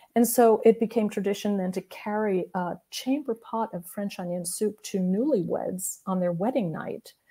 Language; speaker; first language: English; native; English